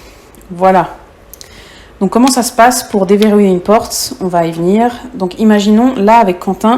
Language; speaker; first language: French; native; French